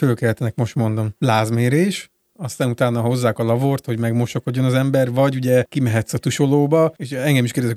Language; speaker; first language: Hungarian; native; Hungarian